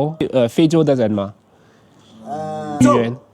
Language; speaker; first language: Chinese; non-native, fluent; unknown